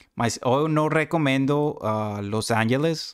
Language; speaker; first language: Portuguese; non-native, learner; Spanish